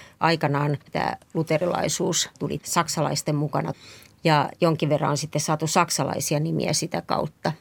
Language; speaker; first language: Finnish; native; Finnish